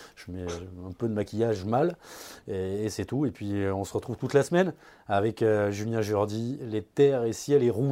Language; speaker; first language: French; native; French